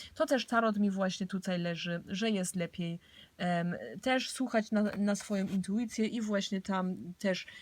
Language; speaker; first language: Polish; early bilingual, heritage; Polish